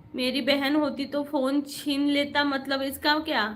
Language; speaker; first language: Hindi; non-native, local second language; Marathi